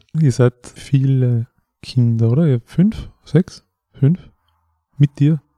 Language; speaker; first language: German; native; German